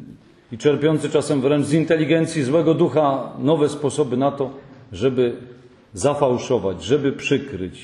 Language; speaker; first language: Polish; native; Polish